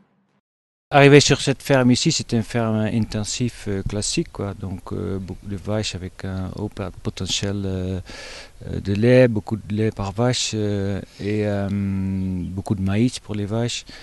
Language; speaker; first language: French; non-native, fluent; Dutch